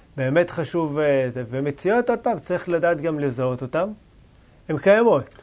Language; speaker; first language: Hebrew; native; Hebrew